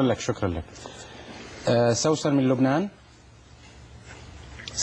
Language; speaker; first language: Arabic; native; Arabic